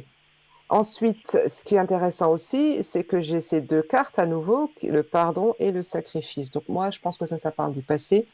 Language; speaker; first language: French; native; French